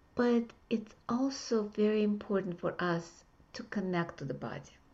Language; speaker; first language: English; non-native, fluent; Russian